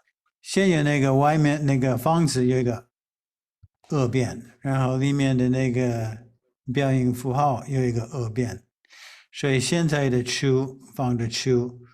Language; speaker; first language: Chinese; non-native, fluent; English